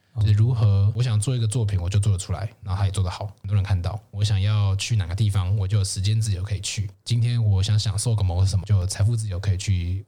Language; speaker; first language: Chinese; native; Chinese